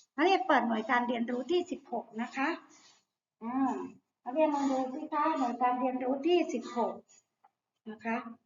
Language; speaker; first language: Thai; native; Thai